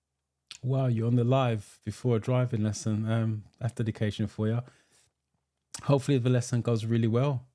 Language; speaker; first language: English; native; English